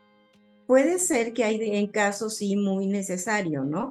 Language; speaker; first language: Spanish; native; Spanish